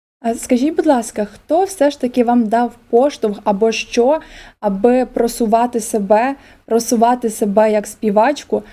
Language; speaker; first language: Ukrainian; native; Ukrainian